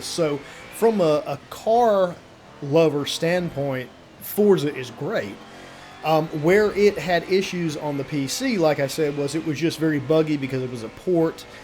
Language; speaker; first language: English; native; English